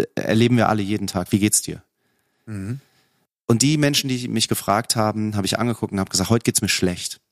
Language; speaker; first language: German; native; German